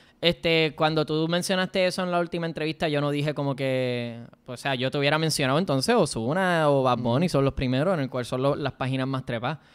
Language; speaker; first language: Spanish; native; Spanish